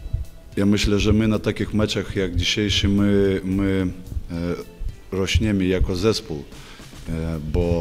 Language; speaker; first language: Polish; non-native, fluent; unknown